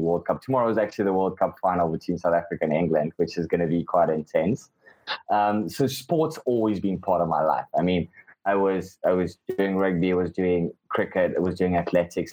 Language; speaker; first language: English; non-native, local second language; Afrikaans